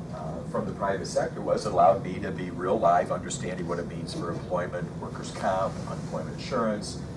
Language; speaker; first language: English; native; English